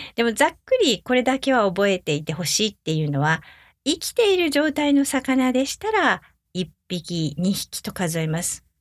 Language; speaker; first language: Japanese; native; Japanese